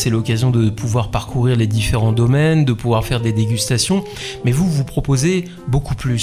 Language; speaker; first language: French; native; French